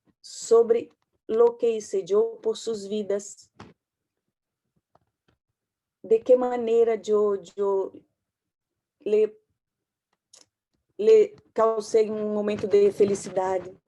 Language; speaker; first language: Portuguese; non-native, learner; Spanish